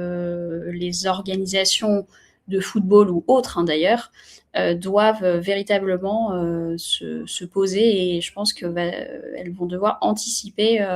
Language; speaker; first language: French; native; French